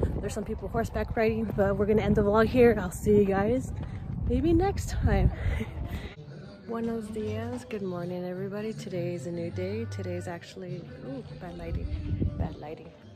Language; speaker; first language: English; early bilingual, other home language; Spanish